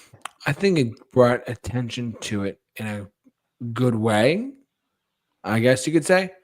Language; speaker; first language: English; native; English